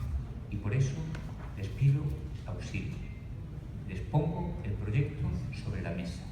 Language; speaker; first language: Spanish; native; Spanish